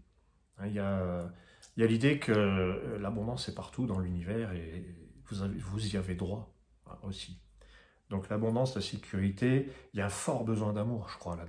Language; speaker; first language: French; native; French